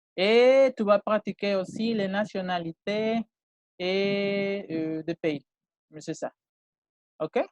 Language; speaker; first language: French; non-native, fluent; Spanish